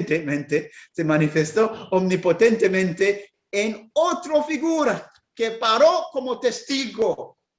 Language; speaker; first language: Spanish; non-native, fluent; English